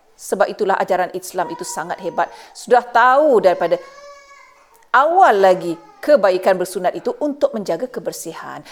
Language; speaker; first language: Malay; native; Malay